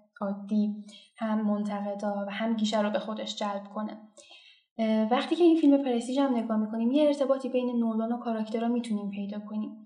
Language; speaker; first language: Persian; non-native, local second language; Azerbaijani